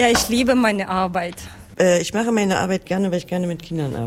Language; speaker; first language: German; non-native, learner; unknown